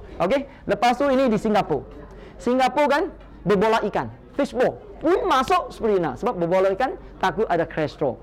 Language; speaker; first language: Malay; non-native, local second language; Chinese